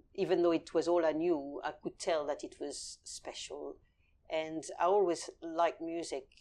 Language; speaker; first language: English; early bilingual, other home language; French